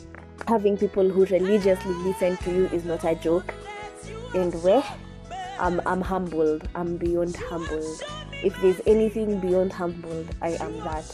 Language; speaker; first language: English; non-native, local second language; Swahili